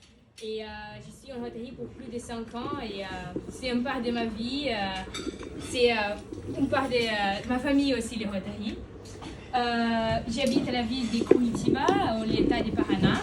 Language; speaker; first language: French; non-native, learner; Portuguese